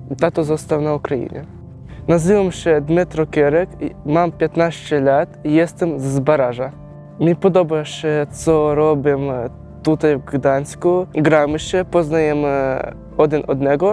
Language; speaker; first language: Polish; early bilingual, other home language; Ukrainian